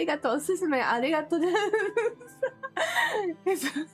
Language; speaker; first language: Japanese; non-native, learner; English